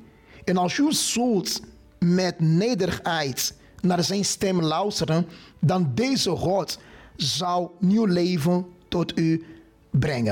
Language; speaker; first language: Dutch; non-native, fluent; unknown